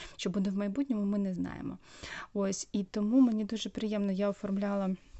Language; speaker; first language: Ukrainian; non-native, local second language; Russian